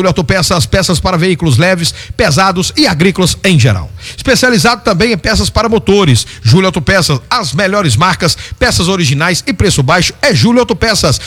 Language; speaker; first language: Portuguese; native; Portuguese